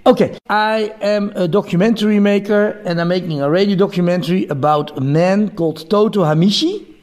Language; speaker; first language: English; non-native, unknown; Dutch